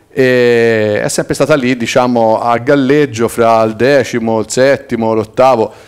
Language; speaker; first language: Italian; native; Italian